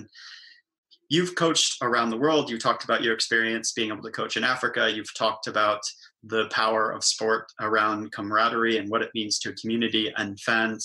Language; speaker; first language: English; native; English